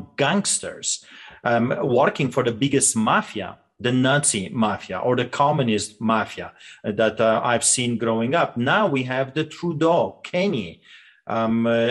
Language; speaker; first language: English; non-native, fluent; Polish